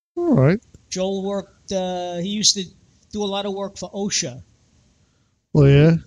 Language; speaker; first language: English; native; English